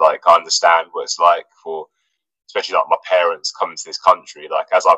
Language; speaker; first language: English; non-native, local second language; Russian